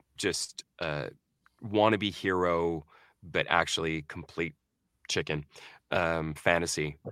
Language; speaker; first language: English; early bilingual, other home language; Norwegian